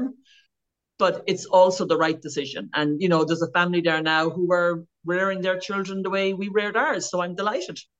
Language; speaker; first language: English; native; English